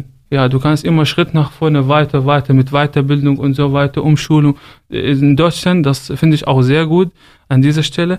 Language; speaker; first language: German; non-native, fluent; Arabic